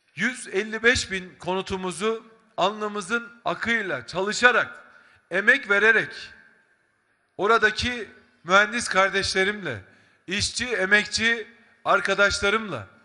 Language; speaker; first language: Turkish; native; Turkish